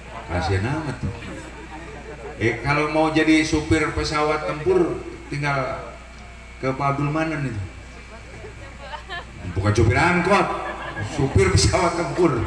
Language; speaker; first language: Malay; non-native, local second language; Sundanese